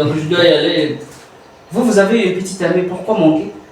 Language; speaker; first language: French; non-native, learner; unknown